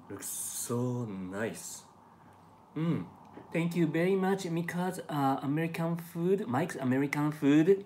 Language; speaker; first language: English; non-native, learner; Japanese